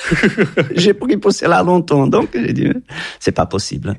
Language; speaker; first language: French; non-native, fluent; Portuguese